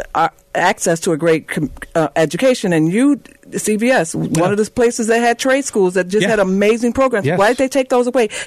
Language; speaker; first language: English; native; English